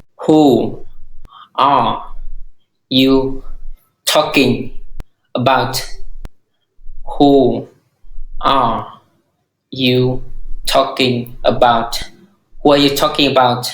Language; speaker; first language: English; non-native, fluent; Hmong